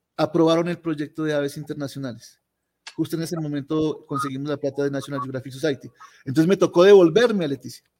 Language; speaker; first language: Spanish; native; Spanish